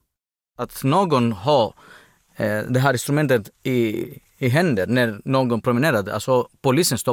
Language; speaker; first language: Swedish; non-native, fluent; Greek